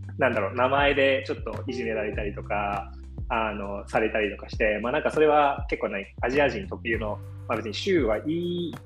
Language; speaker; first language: Japanese; early bilingual, heritage; Japanese